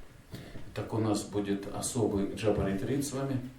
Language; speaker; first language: Russian; native; Russian